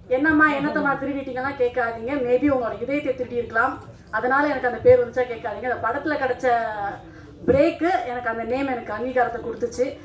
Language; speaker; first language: Tamil; non-native, local second language; Telugu